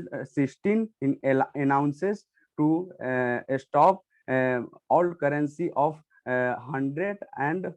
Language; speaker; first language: English; non-native, learner; Hindi